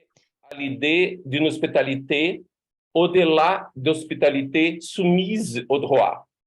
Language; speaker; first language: French; non-native, fluent; Portuguese